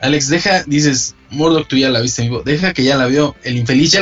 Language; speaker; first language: Spanish; native; Spanish